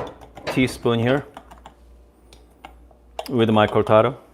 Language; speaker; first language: English; non-native, fluent; Korean